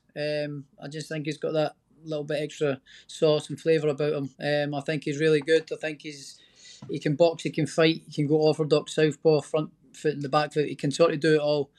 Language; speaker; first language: English; native; English